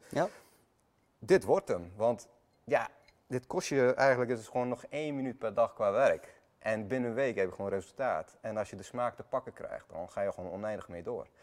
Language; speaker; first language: Dutch; early bilingual, other home language; Armenian